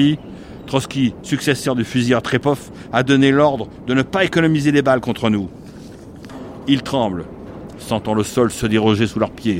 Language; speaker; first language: French; native; French